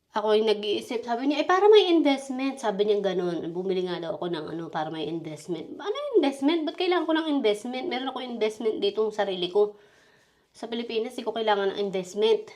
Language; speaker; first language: Filipino; native; Filipino